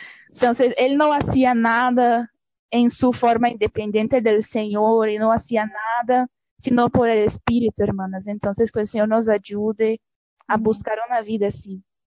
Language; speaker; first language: Spanish; non-native, fluent; Portuguese